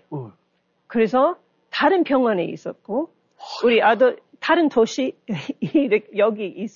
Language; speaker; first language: Korean; non-native, learner; English